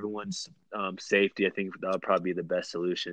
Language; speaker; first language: English; native; English